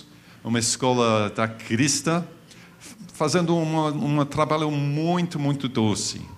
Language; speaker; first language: Portuguese; non-native, fluent; English